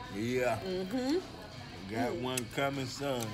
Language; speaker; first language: English; native; English